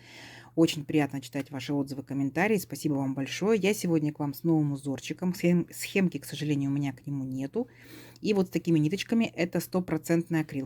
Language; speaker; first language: Russian; native; Russian